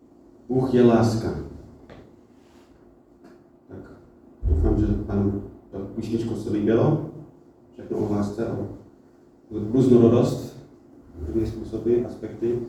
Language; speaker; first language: Czech; non-native, fluent; English